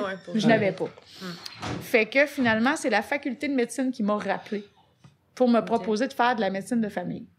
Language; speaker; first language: French; native; French